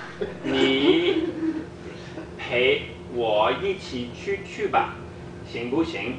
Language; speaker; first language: Chinese; non-native, learner; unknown